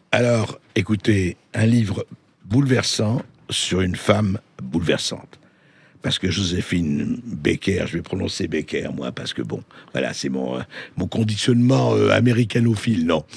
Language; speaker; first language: French; native; French